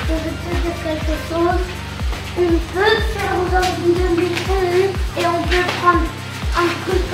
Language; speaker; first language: French; non-native, learner; German